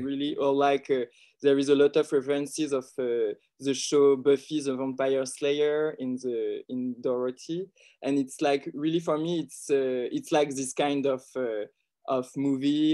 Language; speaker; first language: English; non-native, learner; French